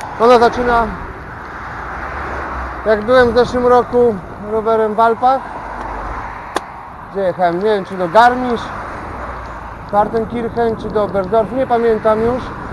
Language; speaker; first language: Polish; native; Polish